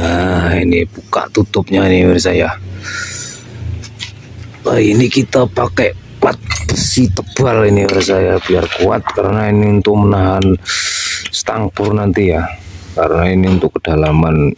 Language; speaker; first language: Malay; non-native, local second language; Javanese